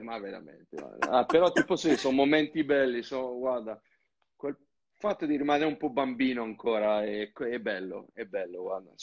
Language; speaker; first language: Italian; non-native, fluent; French